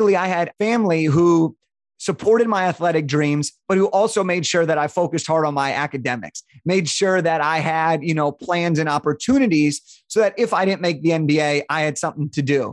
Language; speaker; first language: English; native; English